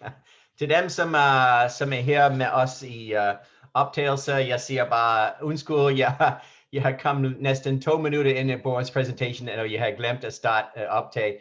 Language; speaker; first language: Danish; non-native, fluent; English